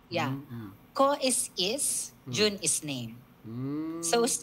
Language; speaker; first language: English; non-native, local second language; Filipino